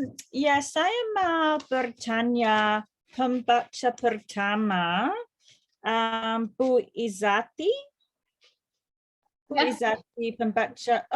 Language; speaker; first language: Indonesian; non-native, fluent; English